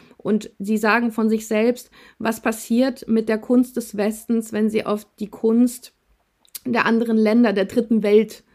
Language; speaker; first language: German; early bilingual, other home language; Russian